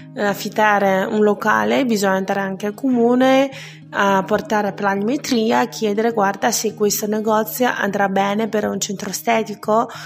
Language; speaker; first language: Italian; non-native, fluent; Chinese